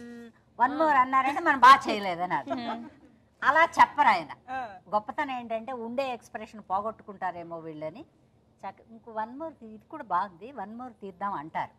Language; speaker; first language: Telugu; native; Telugu